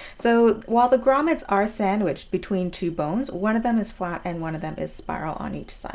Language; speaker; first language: English; native; English